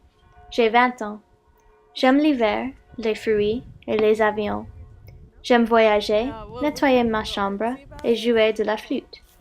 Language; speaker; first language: French; non-native, learner; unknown